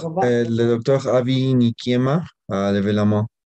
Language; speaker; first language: French; non-native, learner; Spanish